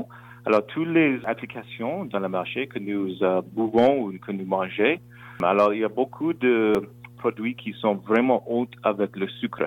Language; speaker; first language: French; non-native, local second language; English